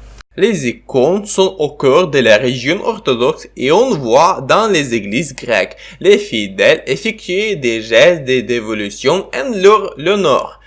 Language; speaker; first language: French; non-native, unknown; Ukrainian